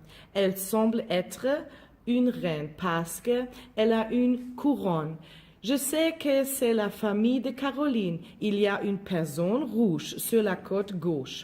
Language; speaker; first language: French; non-native, learner; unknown